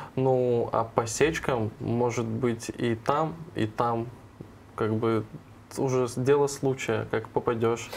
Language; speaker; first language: Russian; native; Russian